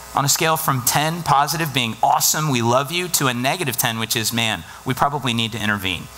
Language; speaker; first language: English; native; English